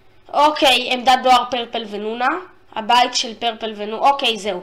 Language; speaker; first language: Hebrew; native; Hebrew